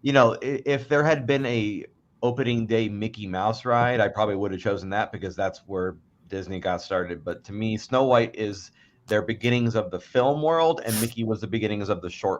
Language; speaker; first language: English; native; English